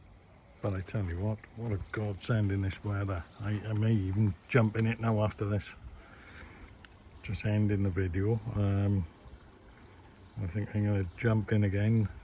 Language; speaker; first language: English; native; English